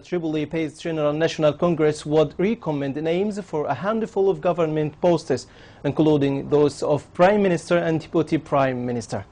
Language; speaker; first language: English; non-native, local second language; Arabic